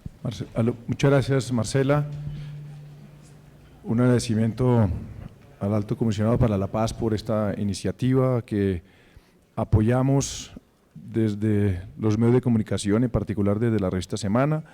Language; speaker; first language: Spanish; native; Spanish